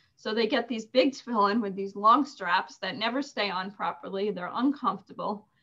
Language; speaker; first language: English; native; English